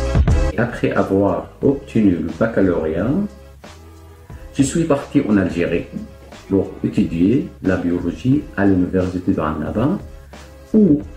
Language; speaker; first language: French; non-native, fluent; Arabic